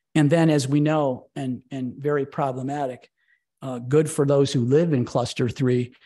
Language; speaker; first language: English; native; English